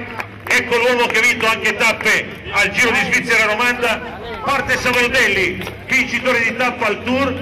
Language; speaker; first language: Italian; native; Italian